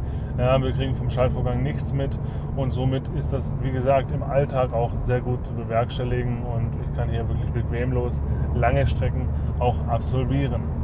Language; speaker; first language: German; native; German